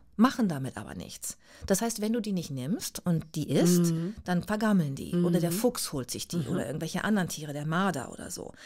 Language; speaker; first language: German; native; German